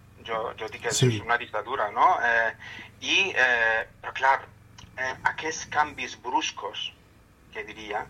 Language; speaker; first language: Catalan; non-native, fluent; Arabic